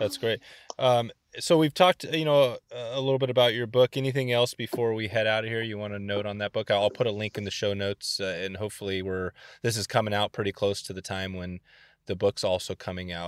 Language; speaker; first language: English; native; English